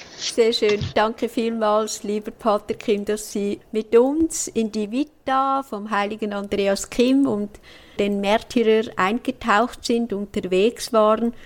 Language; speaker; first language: German; native; German